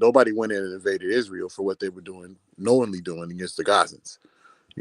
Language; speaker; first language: English; native; English